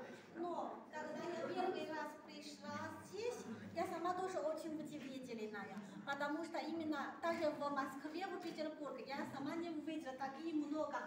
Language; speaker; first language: Russian; non-native, learner; Chinese